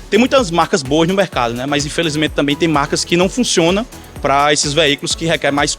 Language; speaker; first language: Portuguese; native; Portuguese